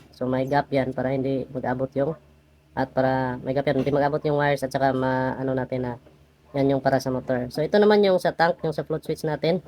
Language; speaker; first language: Filipino; non-native, local second language; Cebuano